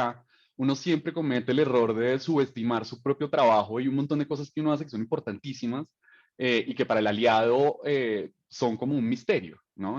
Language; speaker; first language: Spanish; native; Spanish